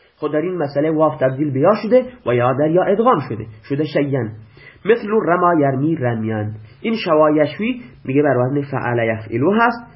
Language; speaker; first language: Persian; non-native, local second language; Baluchi